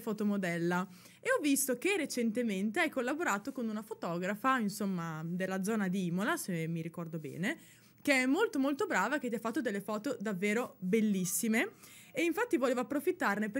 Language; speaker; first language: Italian; native; Italian